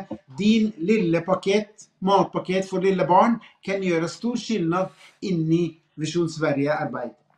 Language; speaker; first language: Swedish; non-native, fluent; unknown